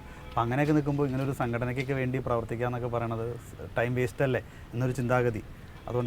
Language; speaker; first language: Malayalam; native; Malayalam